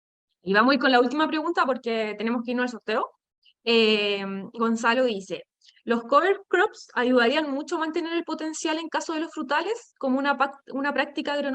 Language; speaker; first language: Spanish; native; Spanish